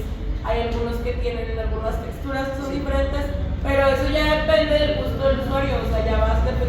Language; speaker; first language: Spanish; native; Spanish